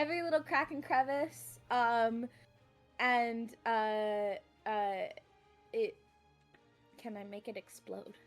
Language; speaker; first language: English; native; English